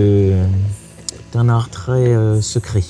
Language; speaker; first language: French; native; French